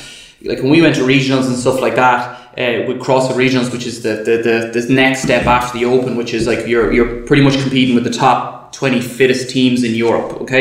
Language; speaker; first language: English; native; English